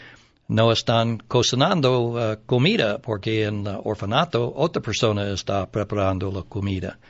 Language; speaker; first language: Spanish; non-native, learner; English